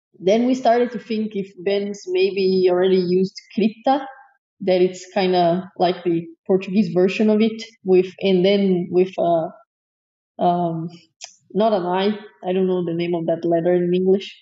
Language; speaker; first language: English; non-native, fluent; Portuguese